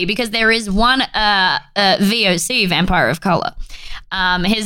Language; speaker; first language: English; native; English